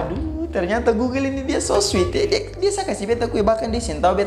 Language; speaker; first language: Malay; native; Malay